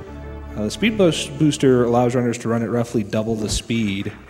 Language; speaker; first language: English; native; English